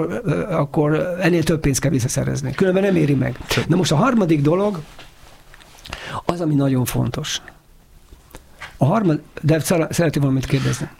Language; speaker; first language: Hungarian; native; Hungarian